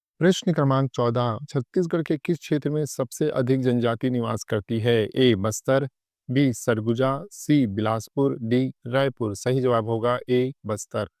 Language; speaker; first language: Hindi; native; Hindi